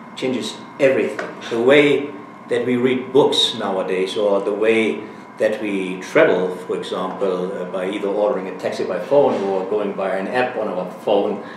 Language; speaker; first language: English; non-native, fluent; German